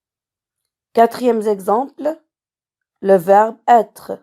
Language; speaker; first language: French; non-native, local second language; Arabic